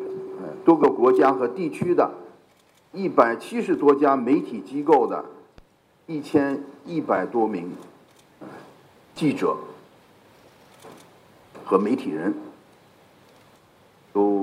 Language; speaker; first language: Chinese; native; Chinese